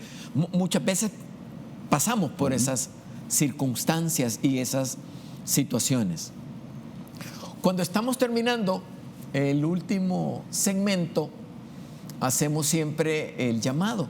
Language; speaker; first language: Spanish; native; Spanish